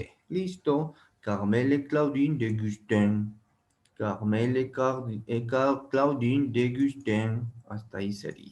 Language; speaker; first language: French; non-native, learner; Spanish